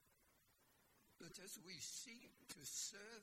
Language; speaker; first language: English; native; English